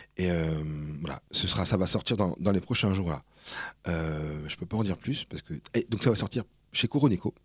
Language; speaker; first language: French; early bilingual, other home language; Spanish